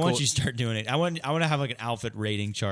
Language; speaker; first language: English; native; English